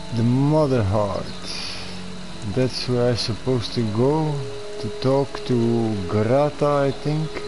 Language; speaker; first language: English; non-native, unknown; Dutch